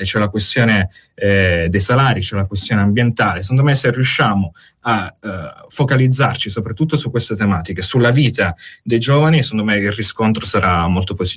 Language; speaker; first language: Italian; native; Italian